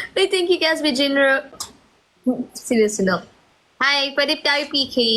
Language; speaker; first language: Filipino; native; Filipino